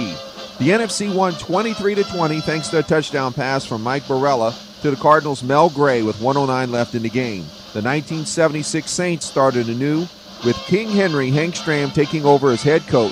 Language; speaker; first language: English; native; English